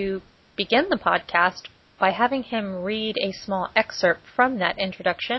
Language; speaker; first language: English; native; English